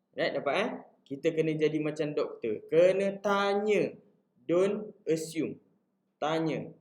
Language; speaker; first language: Malay; native; Malay